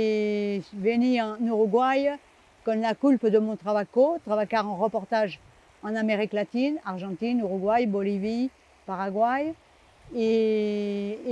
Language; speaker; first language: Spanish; non-native, learner; French